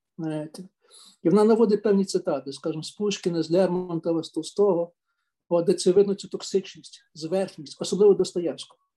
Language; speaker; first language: Ukrainian; native; Ukrainian